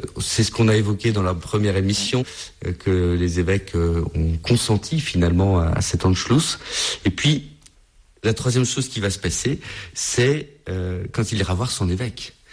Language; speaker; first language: French; native; French